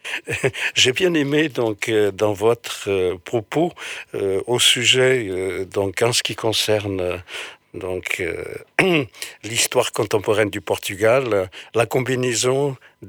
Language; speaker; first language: French; non-native, fluent; Portuguese